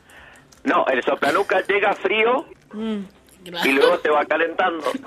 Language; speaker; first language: Spanish; native; Spanish